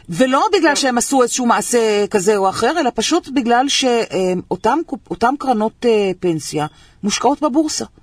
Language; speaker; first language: Hebrew; native; Hebrew